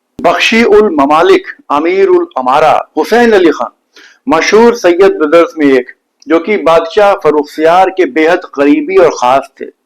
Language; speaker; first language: Urdu; native; Urdu